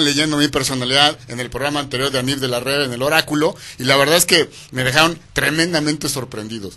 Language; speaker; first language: Spanish; native; Spanish